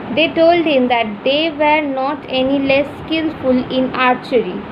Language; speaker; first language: English; non-native, local second language; Bangla